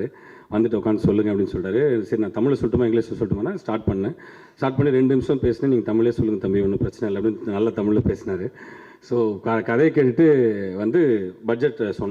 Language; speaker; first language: Tamil; native; Tamil